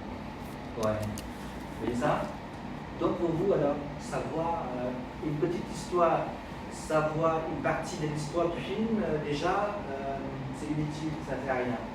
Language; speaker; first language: French; non-native, fluent; Khmer